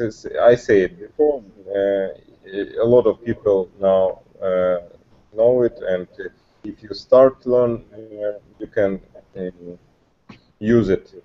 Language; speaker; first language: English; non-native, learner; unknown